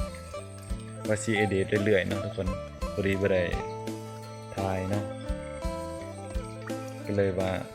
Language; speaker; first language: Thai; non-native, local second language; Northeastern Thai